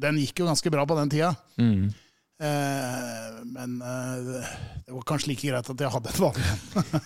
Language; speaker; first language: Norwegian; native; Norwegian